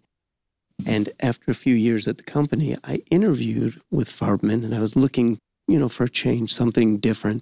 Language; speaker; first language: English; native; English